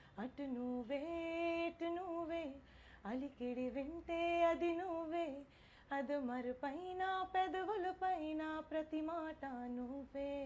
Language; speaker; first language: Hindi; non-native, local second language; Bangla